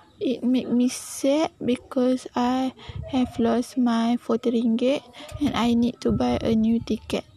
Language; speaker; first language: English; non-native, learner; Malay